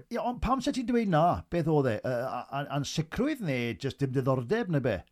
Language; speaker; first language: Welsh; native; Welsh